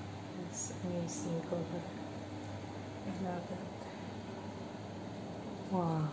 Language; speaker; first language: English; non-native, local second language; Filipino